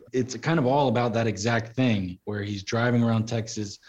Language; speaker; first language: English; native; English